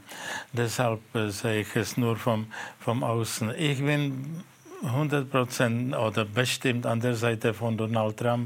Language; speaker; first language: German; non-native, fluent; Czech